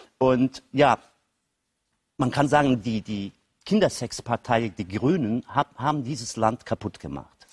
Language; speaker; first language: German; early bilingual, other home language; Turkish